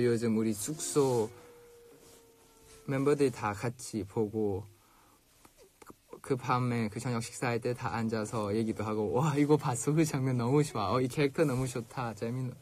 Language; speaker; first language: Korean; non-native, fluent; Thai